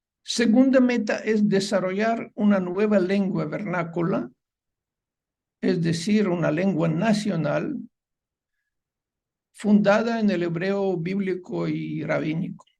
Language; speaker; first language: Spanish; non-native, fluent; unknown